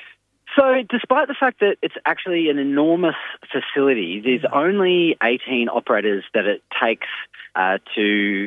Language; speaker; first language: English; native; English